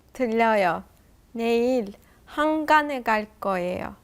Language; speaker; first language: Korean; non-native, learner; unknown